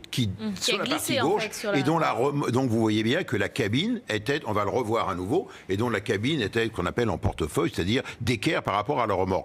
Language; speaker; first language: French; native; French